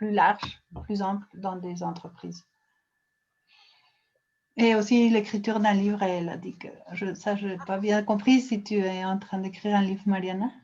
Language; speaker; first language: French; non-native, fluent; Spanish